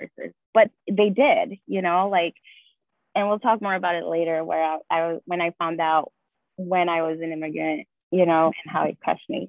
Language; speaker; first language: English; early bilingual, other home language; Spanish